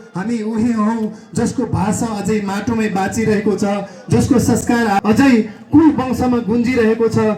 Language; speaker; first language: Nepali; non-native, local second language; Eastern Tamang